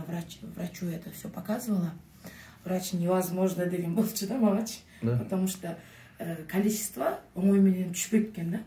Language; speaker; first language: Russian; non-native, local second language; Kyrgyz